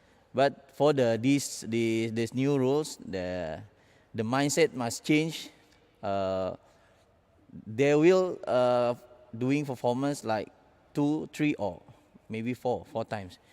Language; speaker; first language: English; non-native, learner; Indonesian